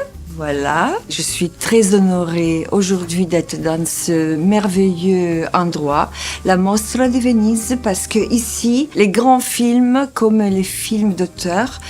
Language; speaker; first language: French; non-native, fluent; Italian